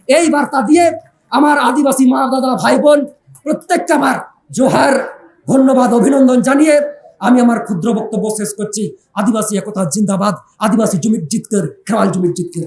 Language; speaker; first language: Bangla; non-native, local second language; Santali